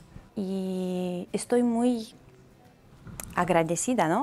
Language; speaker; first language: Spanish; non-native, learner; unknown